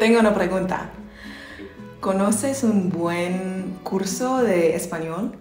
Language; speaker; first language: Spanish; non-native, learner; English